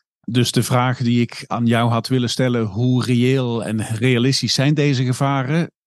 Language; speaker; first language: Dutch; native; Dutch